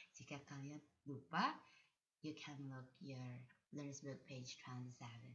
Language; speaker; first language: English; non-native, fluent; Indonesian